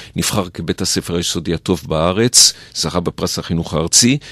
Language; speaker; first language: Hebrew; native; Hebrew